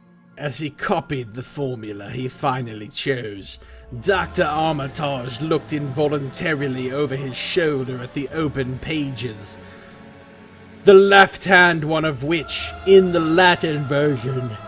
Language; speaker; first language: English; native; English